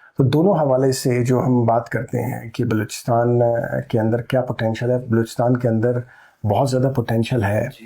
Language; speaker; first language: Urdu; non-native, local second language; Baluchi